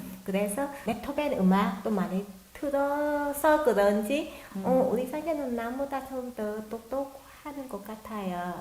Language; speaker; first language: Korean; non-native, learner; Vietnamese